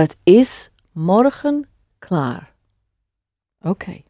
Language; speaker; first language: Dutch; non-native, fluent; English